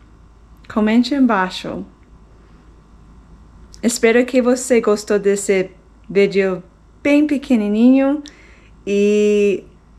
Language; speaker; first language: Portuguese; non-native, fluent; English